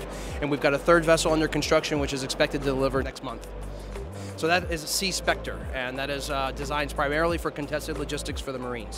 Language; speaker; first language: English; native; English